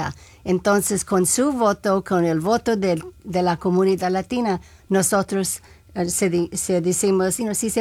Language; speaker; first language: Spanish; non-native, local second language; English